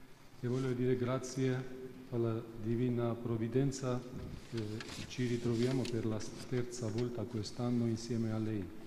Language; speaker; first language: Italian; non-native, fluent; Armenian